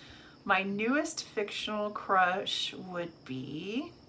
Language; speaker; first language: English; native; English